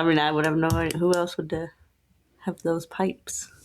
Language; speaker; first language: English; native; English